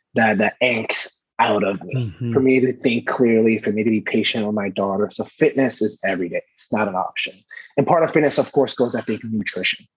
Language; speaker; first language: English; early bilingual, other home language; Persian